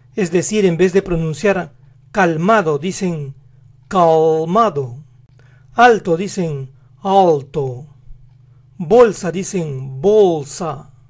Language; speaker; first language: Spanish; native; Spanish